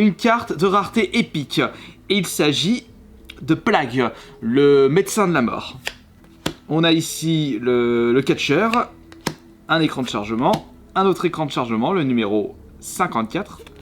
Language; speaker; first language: French; native; French